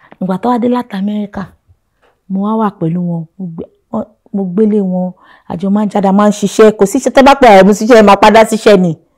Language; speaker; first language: Yoruba; non-native, local second language; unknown